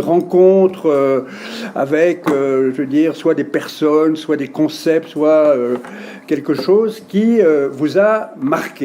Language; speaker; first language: French; native; French